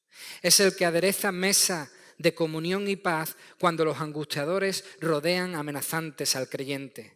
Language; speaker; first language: Spanish; native; Spanish